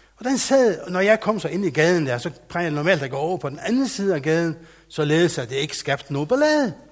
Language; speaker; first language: Danish; native; Danish